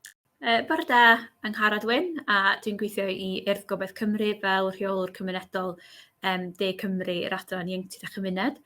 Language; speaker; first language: Welsh; native; Welsh